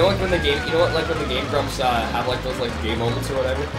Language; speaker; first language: English; native; English